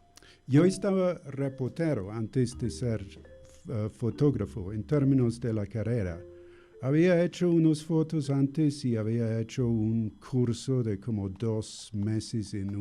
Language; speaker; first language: Spanish; non-native, fluent; English